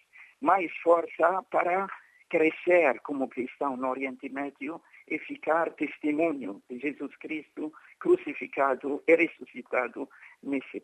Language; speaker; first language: Portuguese; non-native, fluent; Arabic